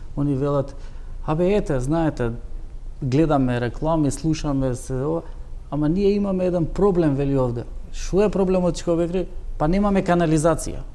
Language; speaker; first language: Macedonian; non-native, local second language; Turkish